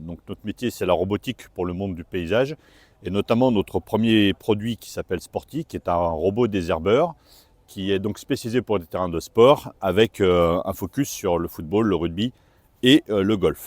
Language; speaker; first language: French; native; French